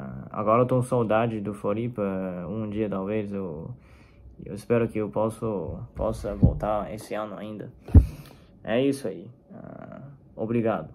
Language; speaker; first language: Portuguese; non-native, fluent; Chinese